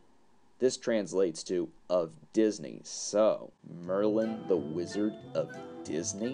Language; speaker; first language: English; native; English